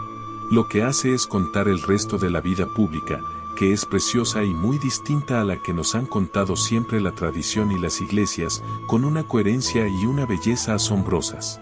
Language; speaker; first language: Spanish; native; Spanish